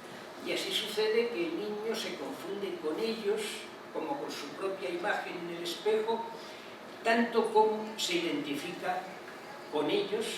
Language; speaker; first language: Spanish; native; Spanish